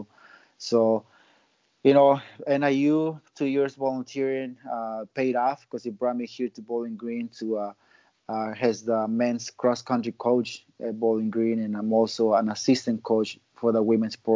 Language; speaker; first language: English; non-native, fluent; Spanish